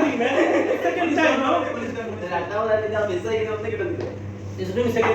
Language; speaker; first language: English; non-native, learner; Hindi